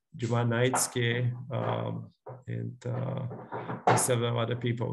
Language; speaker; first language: English; non-native, fluent; Bulgarian